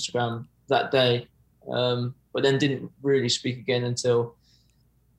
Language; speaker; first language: English; native; English